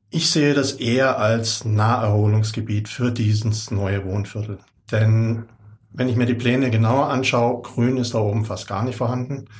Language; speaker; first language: German; native; German